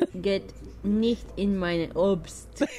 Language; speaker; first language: German; non-native, fluent; Romanian